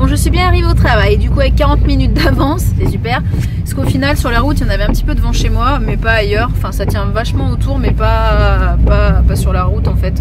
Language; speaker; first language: French; native; French